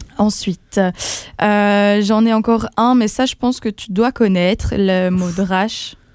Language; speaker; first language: French; native; French